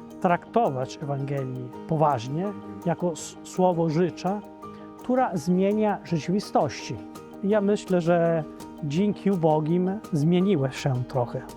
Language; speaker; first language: Polish; non-native, fluent; Italian